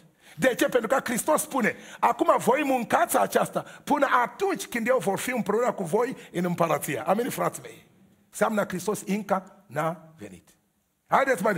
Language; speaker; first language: Romanian; non-native, learner; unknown